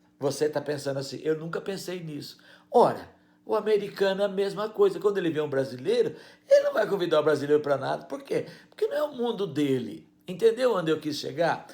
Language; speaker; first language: Portuguese; native; Portuguese